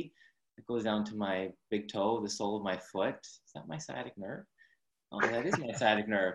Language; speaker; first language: English; native; English